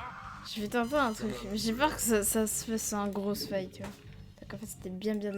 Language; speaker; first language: French; native; French